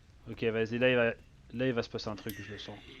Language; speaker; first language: French; native; French